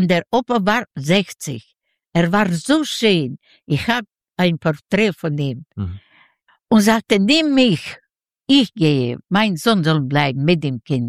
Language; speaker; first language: German; non-native, learner; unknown